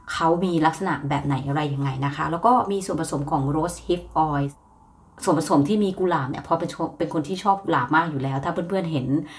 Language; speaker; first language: Thai; native; Thai